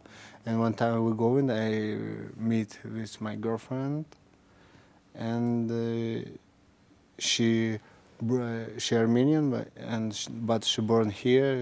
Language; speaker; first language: English; non-native, learner; Russian